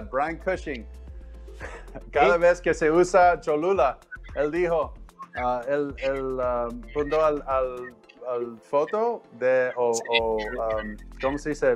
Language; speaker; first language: Spanish; non-native, learner; English